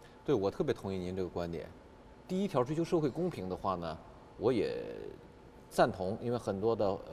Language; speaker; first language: Chinese; native; Chinese